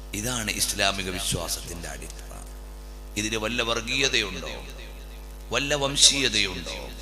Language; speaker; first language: Malayalam; native; Malayalam